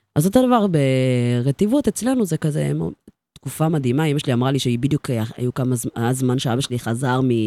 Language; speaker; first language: Hebrew; early bilingual, other home language; Amharic